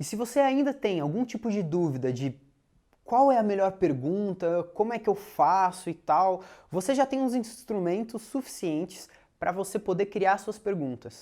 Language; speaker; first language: Portuguese; native; Portuguese